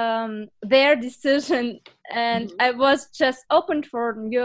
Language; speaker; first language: English; non-native, fluent; Ukrainian